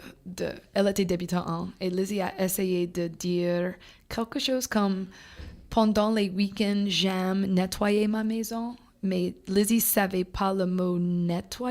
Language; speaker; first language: French; non-native, fluent; English